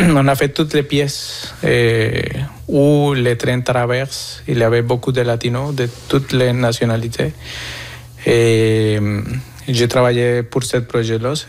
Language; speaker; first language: French; non-native, fluent; Spanish